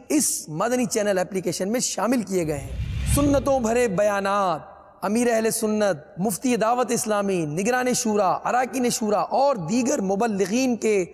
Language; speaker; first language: Urdu; native; Urdu